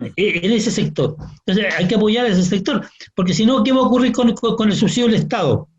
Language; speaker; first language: Spanish; native; Spanish